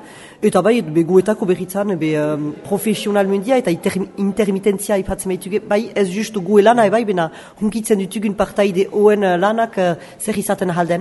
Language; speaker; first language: Basque; native; Basque